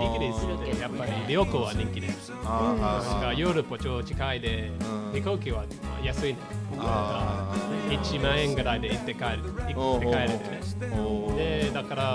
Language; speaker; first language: Japanese; non-native, fluent; English